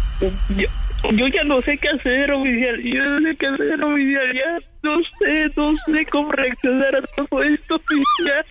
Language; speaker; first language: Spanish; native; Spanish